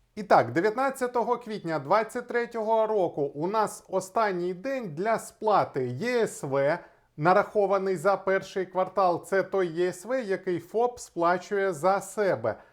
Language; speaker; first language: Ukrainian; non-native, local second language; Russian